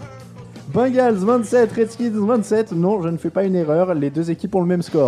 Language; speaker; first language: French; native; French